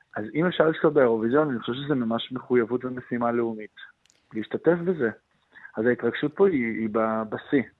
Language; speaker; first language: Hebrew; native; Hebrew